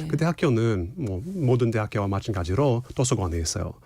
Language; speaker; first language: Korean; non-native, fluent; English